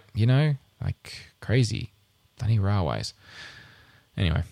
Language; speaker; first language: English; native; English